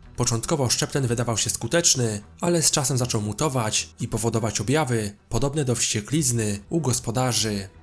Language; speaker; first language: Polish; native; Polish